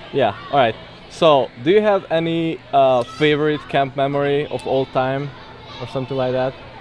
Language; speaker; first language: English; non-native, fluent; Hungarian